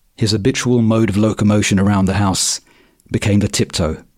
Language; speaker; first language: English; native; English